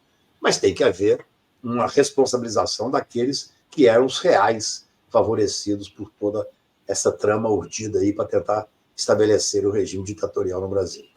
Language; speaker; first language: Portuguese; native; Portuguese